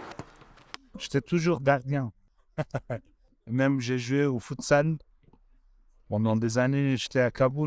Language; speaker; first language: French; non-native, learner; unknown